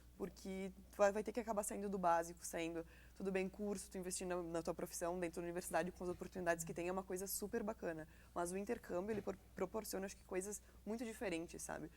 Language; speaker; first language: Portuguese; native; Portuguese